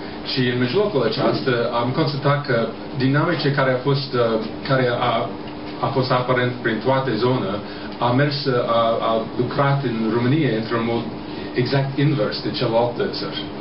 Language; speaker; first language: Romanian; non-native, fluent; English